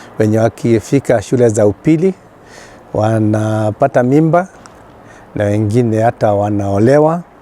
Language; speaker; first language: Swahili; non-native, local second language; Kikuyu